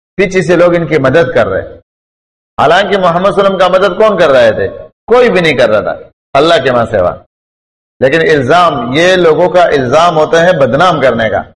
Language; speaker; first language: Urdu; non-native, local second language; Pashto